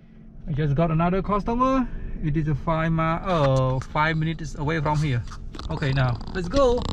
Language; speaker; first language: English; non-native, learner; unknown